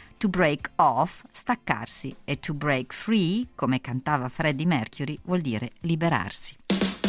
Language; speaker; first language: Italian; native; Italian